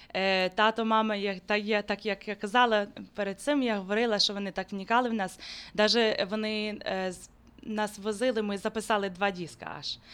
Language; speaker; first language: Ukrainian; early bilingual, heritage; Ukrainian